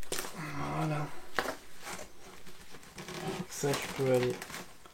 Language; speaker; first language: French; native; French